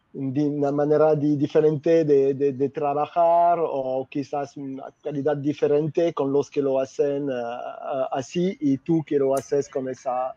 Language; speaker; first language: Spanish; non-native, fluent; French